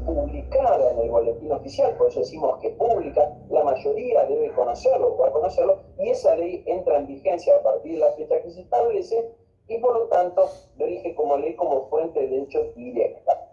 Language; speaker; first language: Spanish; native; Spanish